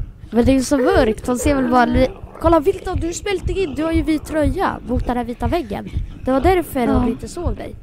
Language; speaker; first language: Swedish; native; Swedish